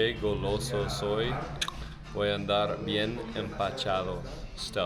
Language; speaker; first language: Spanish; non-native, fluent; English